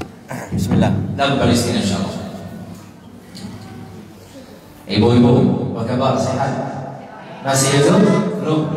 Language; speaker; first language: Indonesian; non-native, learner; Arabic